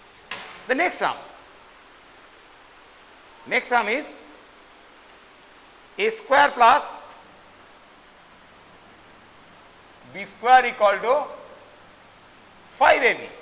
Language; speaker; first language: English; non-native, local second language; Bangla